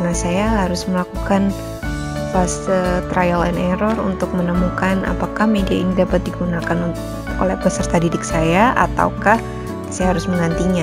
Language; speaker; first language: Indonesian; native; Indonesian